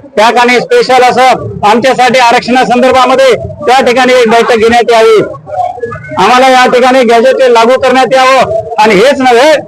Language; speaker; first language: Marathi; non-native, local second language; Lambadi